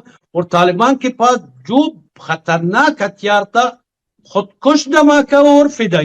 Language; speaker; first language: Hindi; non-native, learner; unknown